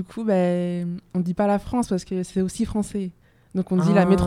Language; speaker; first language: French; native; French